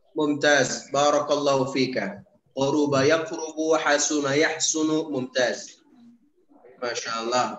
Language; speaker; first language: Arabic; non-native, fluent; Indonesian